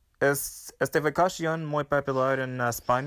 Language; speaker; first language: Spanish; non-native, fluent; English